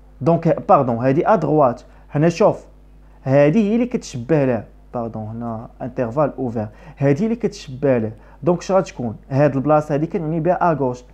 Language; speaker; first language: Arabic; native; Arabic